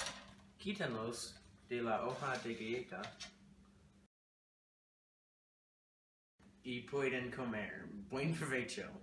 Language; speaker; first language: Spanish; non-native, learner; English